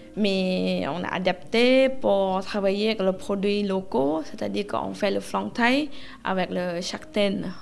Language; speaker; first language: French; non-native, learner; Thai